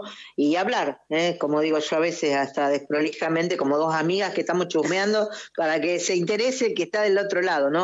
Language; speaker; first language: Spanish; native; Spanish